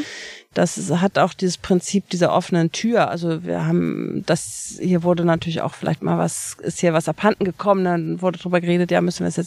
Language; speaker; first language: German; native; German